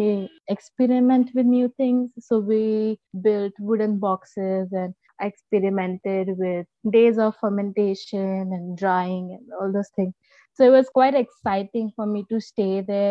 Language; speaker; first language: English; non-native, local second language; Marathi